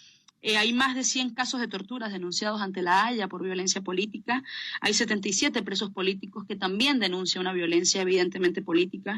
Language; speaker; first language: Spanish; native; Spanish